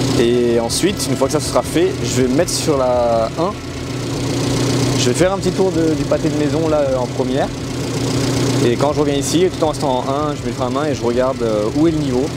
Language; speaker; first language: French; native; French